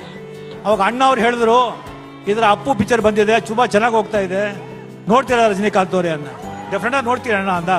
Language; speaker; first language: Kannada; non-native, local second language; Marathi